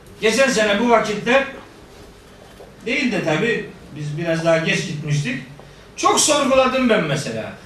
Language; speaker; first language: Turkish; native; Turkish